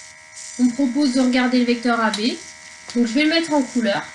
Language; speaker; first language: French; native; French